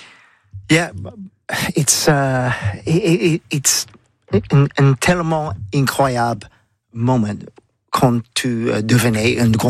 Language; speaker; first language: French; non-native, learner; English